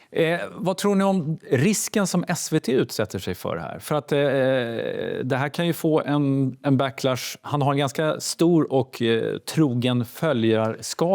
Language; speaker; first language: Swedish; native; Swedish